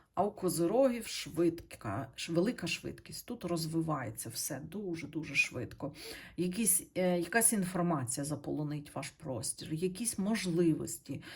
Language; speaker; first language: Ukrainian; non-native, local second language; Russian